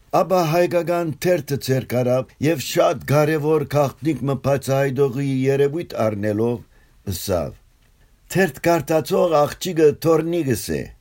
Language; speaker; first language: Armenian; early bilingual, heritage; Armenian